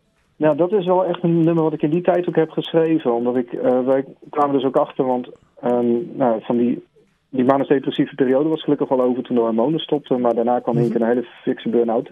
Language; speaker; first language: Dutch; native; Dutch